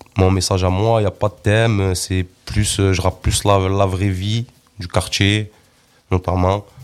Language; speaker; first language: French; native; French